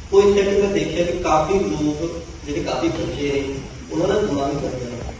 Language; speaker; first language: Hindi; non-native, local second language; Punjabi